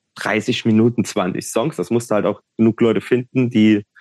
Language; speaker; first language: German; native; German